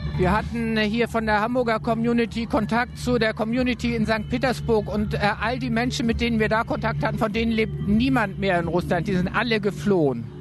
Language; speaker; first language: German; native; German